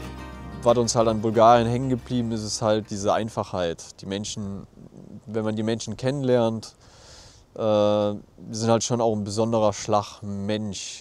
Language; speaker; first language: German; native; German